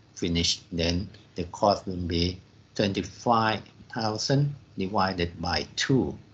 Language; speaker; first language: English; non-native, fluent; Thai